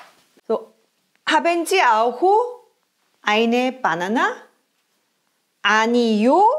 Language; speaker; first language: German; non-native, fluent; Korean